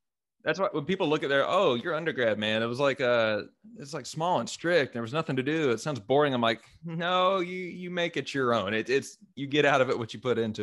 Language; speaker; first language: English; native; English